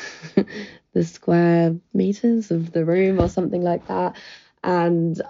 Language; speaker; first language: English; native; English